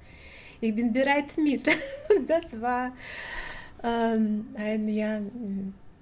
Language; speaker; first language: German; non-native, learner; Russian